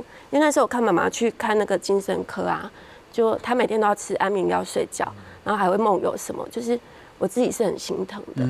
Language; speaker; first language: Chinese; native; Chinese